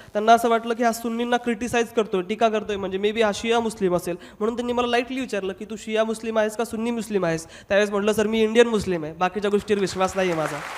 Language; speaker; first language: Marathi; non-native, local second language; Hindi